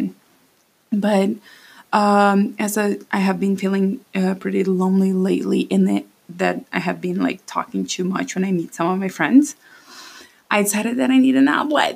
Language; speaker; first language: English; non-native, fluent; Portuguese